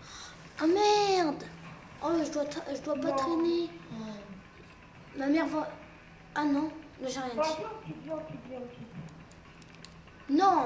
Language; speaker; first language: French; native; French